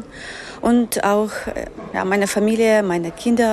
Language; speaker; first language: German; non-native, fluent; Ukrainian